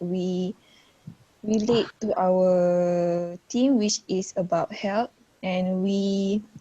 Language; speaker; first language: English; non-native, fluent; Malay